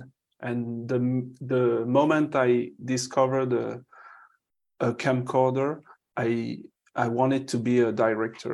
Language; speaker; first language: English; non-native, fluent; French